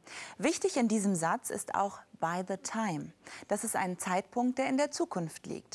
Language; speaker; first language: German; native; German